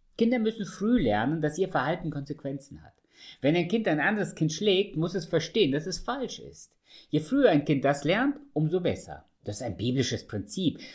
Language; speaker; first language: German; early bilingual, other home language; Russian